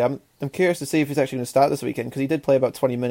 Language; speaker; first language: English; native; English